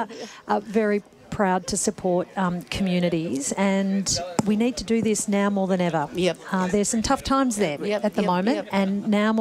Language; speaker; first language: English; native; English